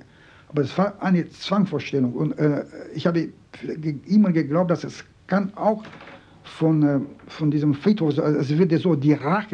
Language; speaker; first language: German; non-native, fluent; French